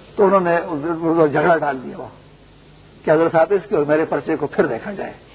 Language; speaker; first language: Urdu; non-native, local second language; Pashto